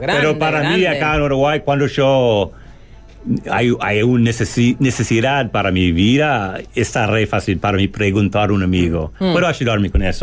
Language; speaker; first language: Spanish; non-native, learner; English